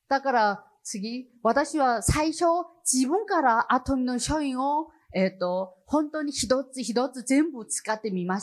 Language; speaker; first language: Japanese; non-native, learner; Chinese